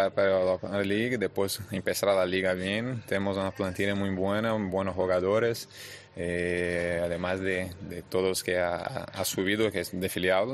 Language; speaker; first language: Spanish; non-native, fluent; Portuguese